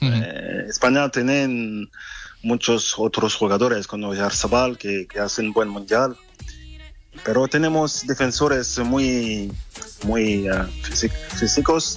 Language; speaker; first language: Spanish; non-native, learner; French